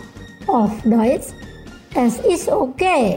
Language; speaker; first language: German; non-native, local second language; Indonesian